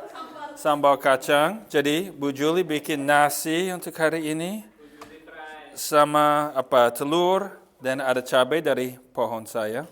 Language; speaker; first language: Indonesian; non-native, fluent; English